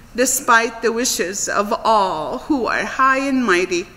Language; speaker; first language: English; non-native, fluent; Arabic